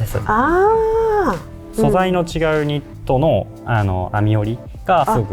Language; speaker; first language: Japanese; native; Japanese